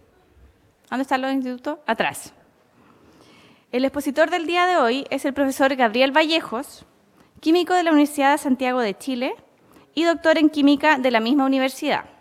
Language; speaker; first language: Spanish; native; Spanish